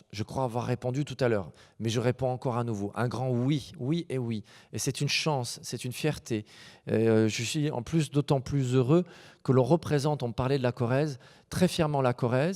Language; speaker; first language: French; native; French